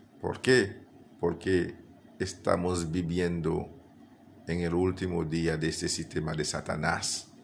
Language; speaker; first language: Spanish; non-native, fluent; Haitian Creole